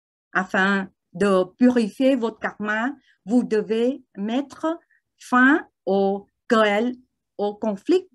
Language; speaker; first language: French; non-native, learner; Vietnamese